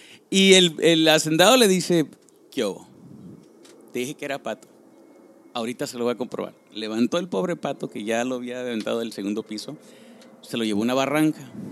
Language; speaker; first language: Spanish; early bilingual, heritage; Spanish